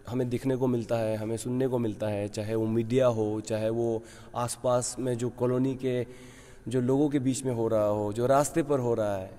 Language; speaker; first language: Hindi; non-native, local second language; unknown